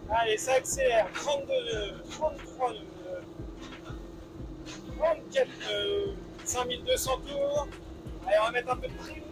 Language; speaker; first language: French; native; French